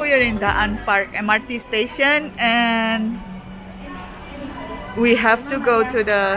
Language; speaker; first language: English; non-native, fluent; Indonesian